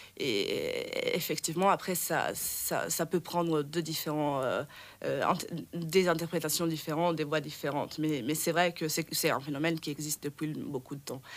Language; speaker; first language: French; non-native, fluent; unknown